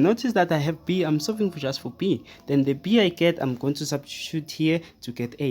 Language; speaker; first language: English; non-native, fluent; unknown